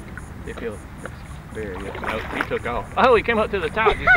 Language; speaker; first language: English; native; English